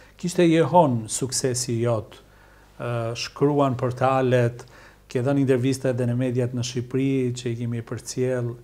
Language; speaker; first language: Albanian; native; Albanian